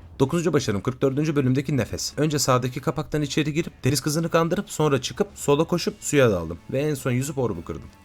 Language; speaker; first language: Turkish; native; Turkish